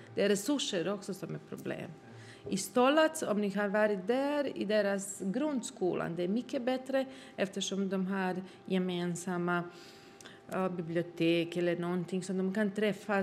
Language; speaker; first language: Swedish; non-native, fluent; Bosnian